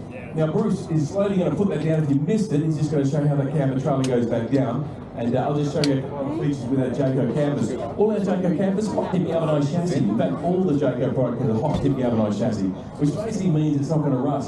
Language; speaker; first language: English; native; English